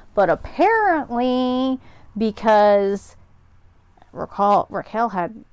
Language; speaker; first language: English; native; English